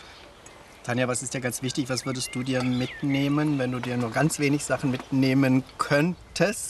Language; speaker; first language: German; native; German